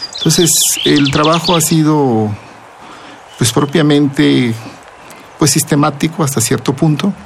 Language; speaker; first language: Spanish; non-native, local second language; Zapotec